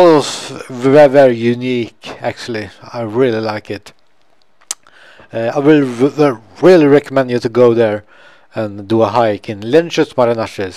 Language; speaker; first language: English; non-native, fluent; Swedish